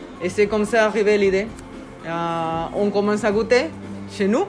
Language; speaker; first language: French; non-native, learner; Spanish